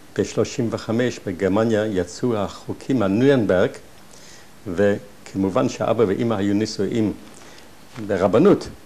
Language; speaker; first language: Hebrew; non-native, fluent; German